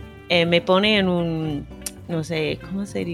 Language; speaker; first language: Spanish; non-native, fluent; English